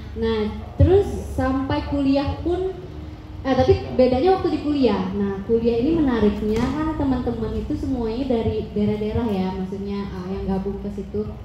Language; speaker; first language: Indonesian; native; Indonesian